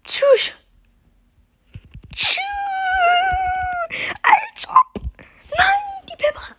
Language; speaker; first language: German; native; German